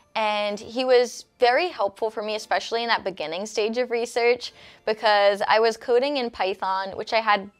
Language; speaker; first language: English; native; English